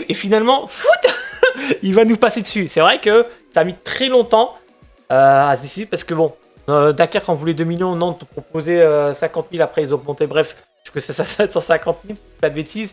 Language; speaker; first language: French; native; French